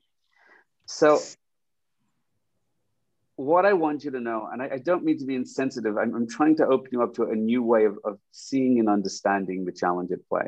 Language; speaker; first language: English; native; English